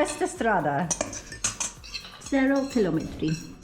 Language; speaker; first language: Italian; non-native, learner; English